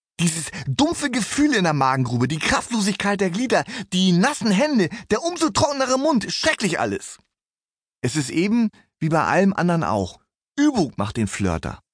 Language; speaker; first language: German; native; German